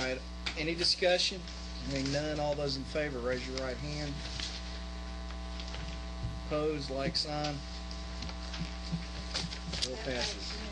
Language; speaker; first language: English; native; English